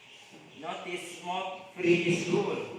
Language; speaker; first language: English; non-native, learner; Indonesian